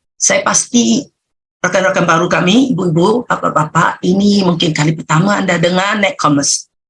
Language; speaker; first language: Malay; non-native, local second language; Chinese